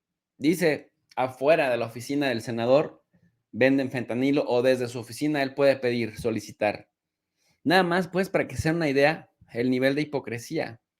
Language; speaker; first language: Spanish; native; Spanish